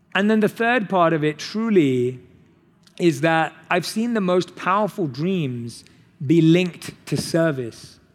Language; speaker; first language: English; native; English